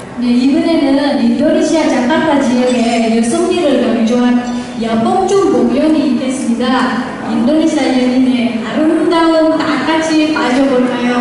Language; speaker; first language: Korean; non-native, fluent; Indonesian